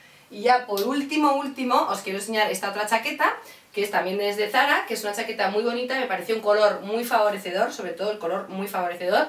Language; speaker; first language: Spanish; native; Spanish